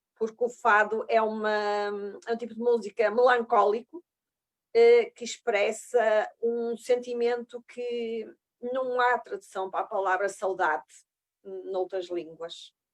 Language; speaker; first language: Portuguese; native; Portuguese